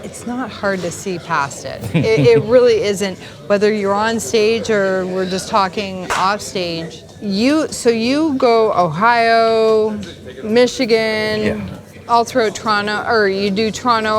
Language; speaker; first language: English; native; English